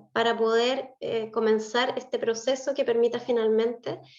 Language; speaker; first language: Spanish; native; Spanish